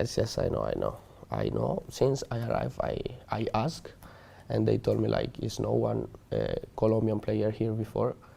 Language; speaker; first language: English; non-native, learner; Spanish